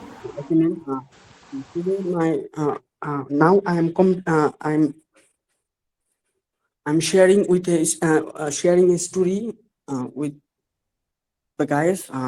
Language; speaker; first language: English; non-native, learner; Bangla